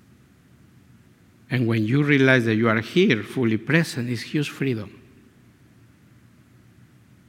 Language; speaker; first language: English; non-native, fluent; Spanish